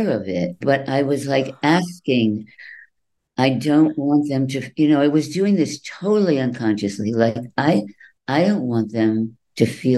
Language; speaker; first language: English; native; English